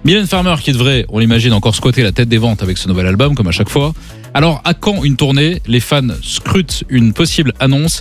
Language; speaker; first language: French; native; French